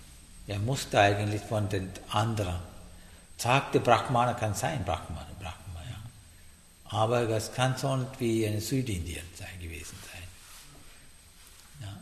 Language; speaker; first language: German; non-native, fluent; Sinhala